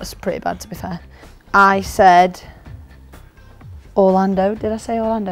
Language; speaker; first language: English; native; English